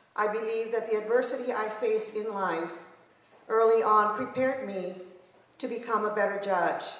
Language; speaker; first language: English; early bilingual, other home language; Spanish